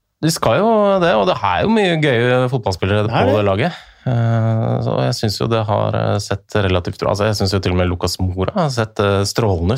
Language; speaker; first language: Norwegian; native; Norwegian